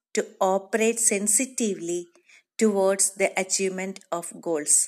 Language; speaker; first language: English; non-native, local second language; Malayalam